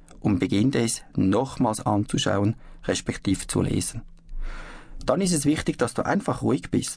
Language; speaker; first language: German; native; German